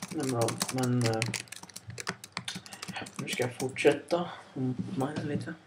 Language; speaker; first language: Swedish; native; Swedish